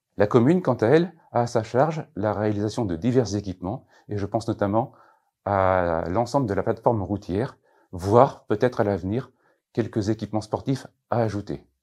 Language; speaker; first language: French; native; French